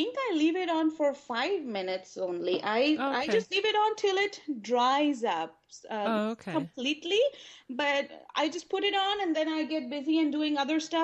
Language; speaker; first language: English; non-native, local second language; Urdu